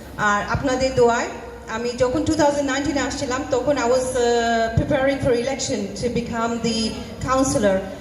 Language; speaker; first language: Bangla; early bilingual, heritage; Bangla